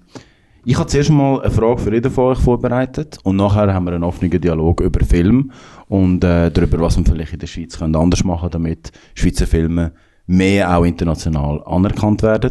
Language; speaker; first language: German; native; German